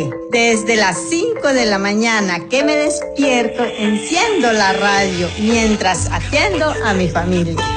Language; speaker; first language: Spanish; native; Spanish